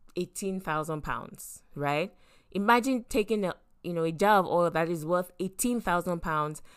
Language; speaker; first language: English; non-native, local second language; Yoruba